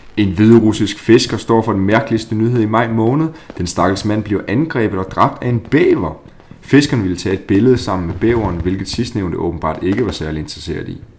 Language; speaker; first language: Danish; native; Danish